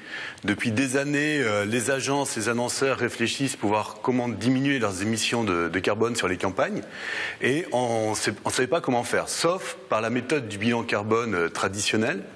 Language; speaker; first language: French; native; French